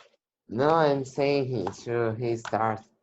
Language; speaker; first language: English; non-native, learner; Portuguese